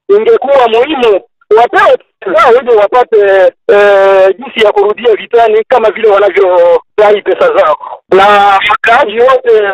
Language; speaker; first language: Swahili; native; Swahili